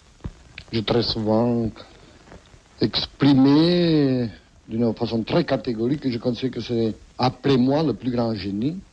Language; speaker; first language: French; non-native, fluent; Catalan